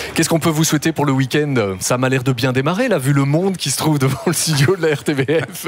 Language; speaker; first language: French; native; French